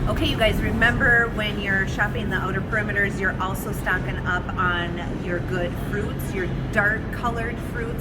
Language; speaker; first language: English; native; English